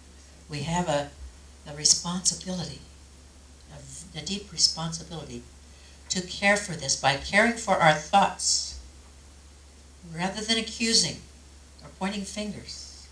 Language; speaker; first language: English; native; English